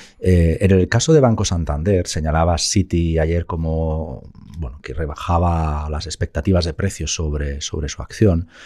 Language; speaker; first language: Spanish; native; Spanish